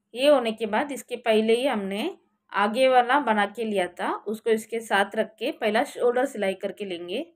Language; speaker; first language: Hindi; non-native, local second language; Marathi